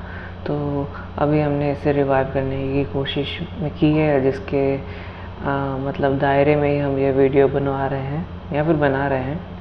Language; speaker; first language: Hindi; native; Hindi